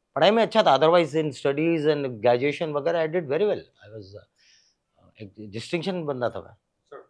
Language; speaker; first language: Hindi; native; Hindi